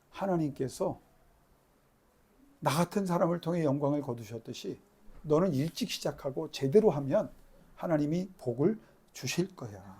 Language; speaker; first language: Korean; native; Korean